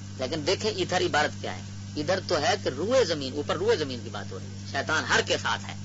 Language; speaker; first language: Urdu; non-native, local second language; Punjabi